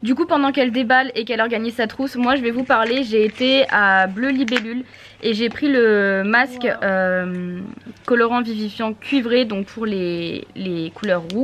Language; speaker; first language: French; native; French